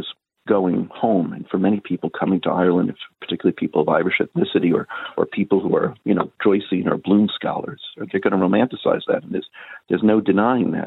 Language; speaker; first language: English; native; English